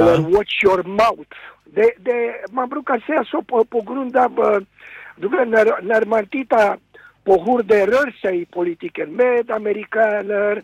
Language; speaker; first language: Swedish; non-native, fluent; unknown